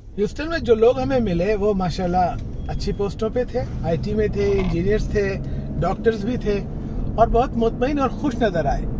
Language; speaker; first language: Urdu; native; Urdu